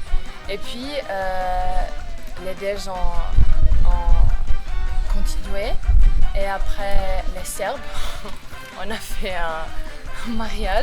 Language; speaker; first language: French; non-native, fluent; Serbian